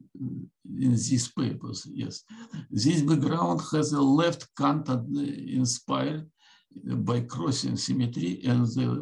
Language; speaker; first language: English; non-native, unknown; Russian